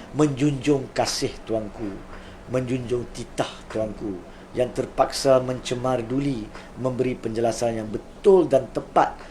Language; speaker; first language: Malay; native; Malay